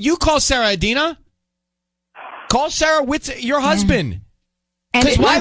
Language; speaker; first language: English; native; English